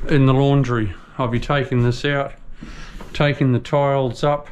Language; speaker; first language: English; native; English